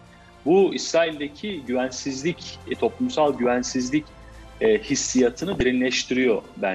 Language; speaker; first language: Turkish; native; Turkish